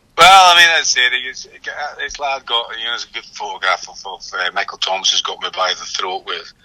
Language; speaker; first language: English; native; English